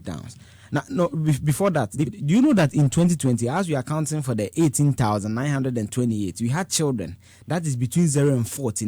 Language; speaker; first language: English; non-native, local second language; Akan